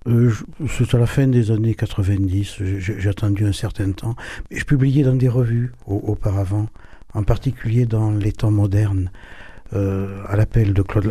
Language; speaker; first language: French; native; French